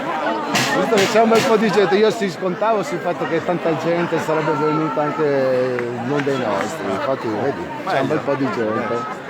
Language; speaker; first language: Italian; native; Italian